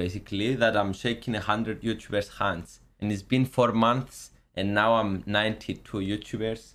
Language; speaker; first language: English; non-native, learner; Greek